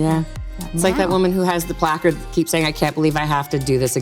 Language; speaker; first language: English; native; English